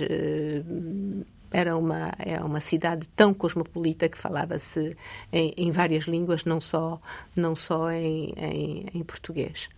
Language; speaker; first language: Portuguese; early bilingual, other home language; Polish